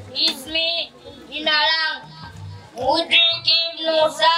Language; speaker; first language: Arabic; non-native, learner; Swahili